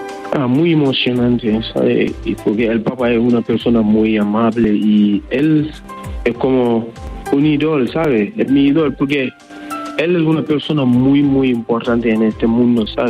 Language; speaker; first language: Spanish; non-native, learner; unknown